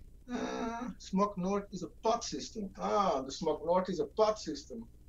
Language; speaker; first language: English; non-native, fluent; Dutch